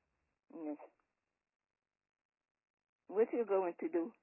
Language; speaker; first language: English; early bilingual, other home language; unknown